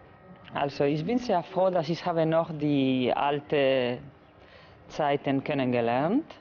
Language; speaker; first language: German; non-native, fluent; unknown